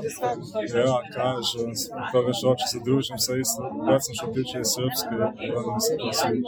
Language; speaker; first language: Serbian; early bilingual, heritage; Serbian